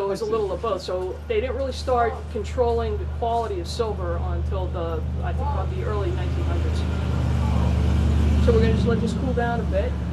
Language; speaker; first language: English; native; English